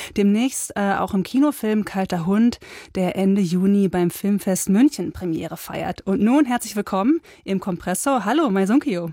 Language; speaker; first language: German; native; German